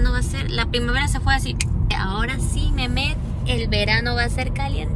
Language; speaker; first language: Spanish; native; Spanish